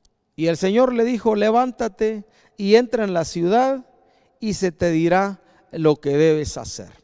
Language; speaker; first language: Spanish; native; Spanish